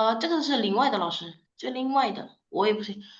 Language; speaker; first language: Chinese; non-native, fluent; Indonesian